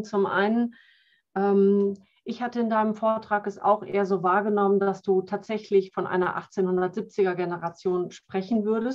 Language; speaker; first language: German; native; German